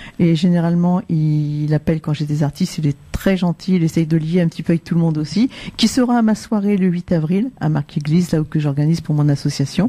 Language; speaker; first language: French; native; French